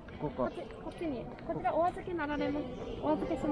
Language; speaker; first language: Japanese; native; Japanese